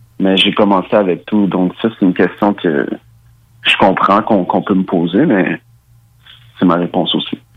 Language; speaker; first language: French; early bilingual, other home language; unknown